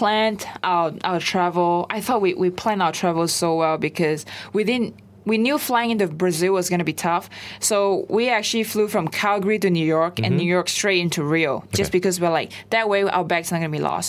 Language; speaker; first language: English; non-native, local second language; Chinese